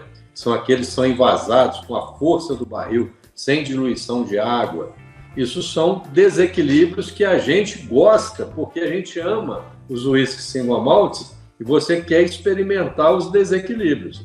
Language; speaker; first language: Portuguese; native; Portuguese